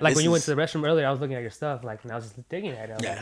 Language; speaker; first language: English; native; English